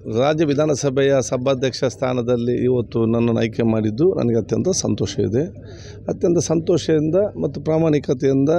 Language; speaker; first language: Kannada; non-native, local second language; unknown